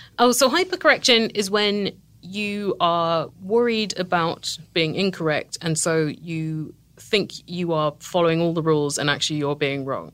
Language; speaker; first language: English; native; English